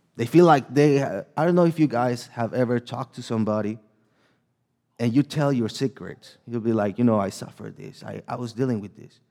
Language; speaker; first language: English; non-native, fluent; Spanish